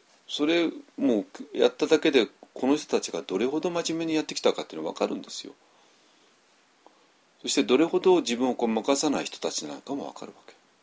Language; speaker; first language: Japanese; native; Japanese